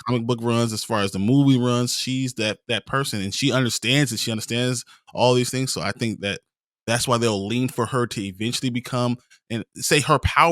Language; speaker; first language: English; native; English